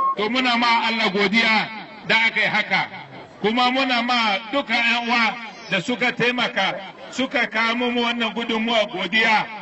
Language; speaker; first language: Hausa; non-native, local second language; Arabic